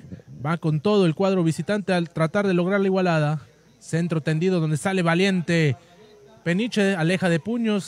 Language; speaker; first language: Spanish; native; Spanish